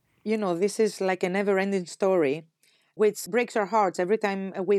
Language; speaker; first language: English; non-native, fluent; Greek